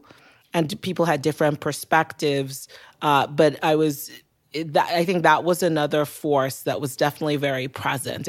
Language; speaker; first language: English; non-native, local second language; Yoruba